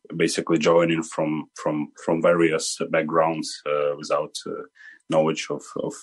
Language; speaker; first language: English; non-native, fluent; Ukrainian